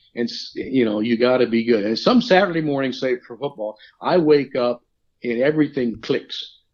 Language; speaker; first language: English; native; English